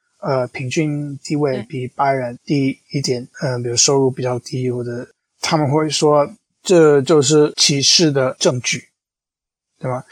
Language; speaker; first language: Chinese; non-native, fluent; English